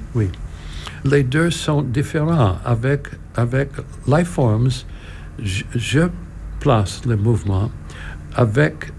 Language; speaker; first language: French; non-native, learner; English